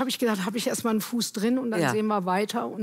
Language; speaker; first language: German; native; German